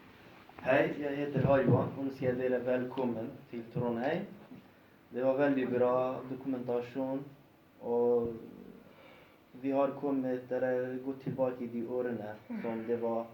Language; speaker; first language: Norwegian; non-native, fluent; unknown